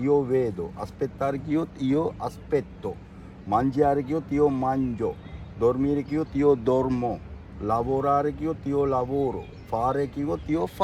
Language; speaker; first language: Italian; non-native, fluent; Sinhala